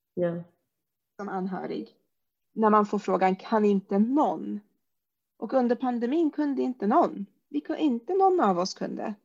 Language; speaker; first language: Swedish; early bilingual, other home language; Arabic